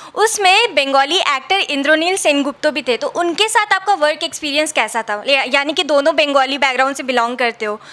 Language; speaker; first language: Hindi; native; Hindi